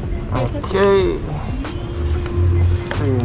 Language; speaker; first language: Spanish; non-native, learner; English